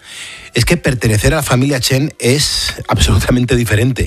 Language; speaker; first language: Spanish; native; Spanish